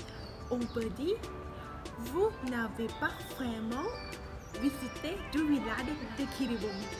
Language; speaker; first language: French; non-native, learner; Thai